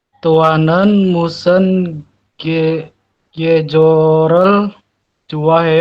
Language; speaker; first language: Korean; non-native, learner; Indonesian